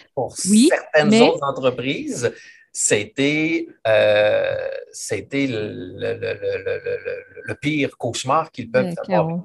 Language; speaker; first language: French; native; French